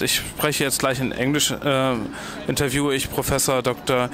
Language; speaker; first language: German; native; German